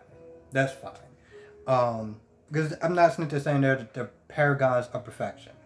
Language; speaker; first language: English; native; English